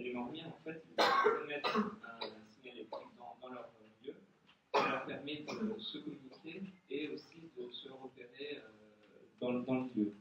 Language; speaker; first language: French; native; French